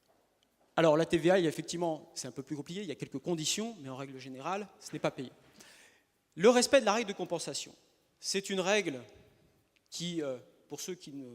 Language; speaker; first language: French; native; French